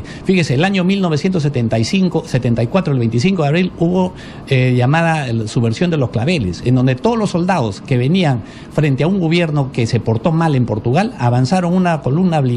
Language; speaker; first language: Spanish; native; Spanish